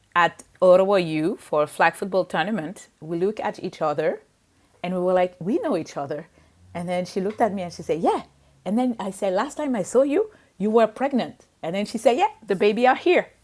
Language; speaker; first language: English; non-native, fluent; French